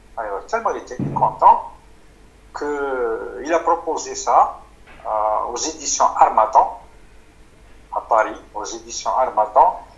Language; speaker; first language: French; non-native, local second language; Arabic